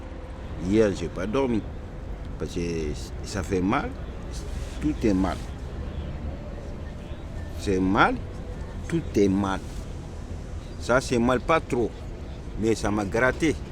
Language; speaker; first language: French; non-native, learner; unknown